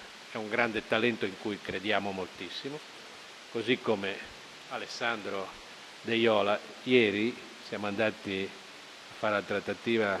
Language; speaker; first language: Italian; native; Italian